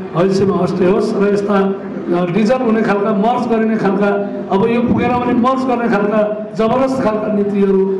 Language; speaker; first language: Nepali; native; Nepali